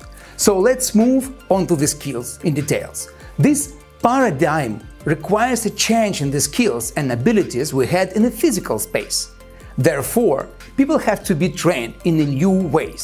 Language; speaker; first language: English; non-native, fluent; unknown